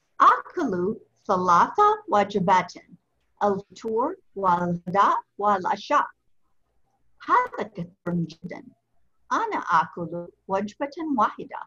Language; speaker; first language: Arabic; non-native, fluent; English